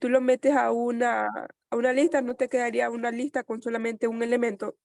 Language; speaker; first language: Spanish; native; Spanish